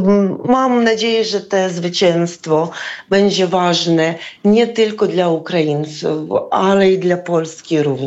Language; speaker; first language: Polish; non-native, fluent; Ukrainian